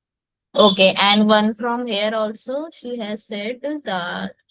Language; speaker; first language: English; non-native, local second language; Hindi